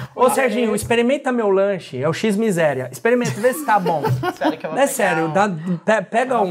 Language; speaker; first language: Portuguese; native; Portuguese